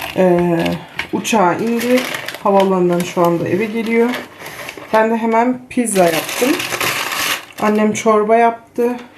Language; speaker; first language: Turkish; early bilingual, heritage; Turkish